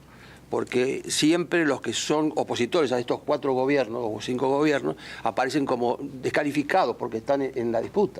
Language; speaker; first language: Spanish; native; Spanish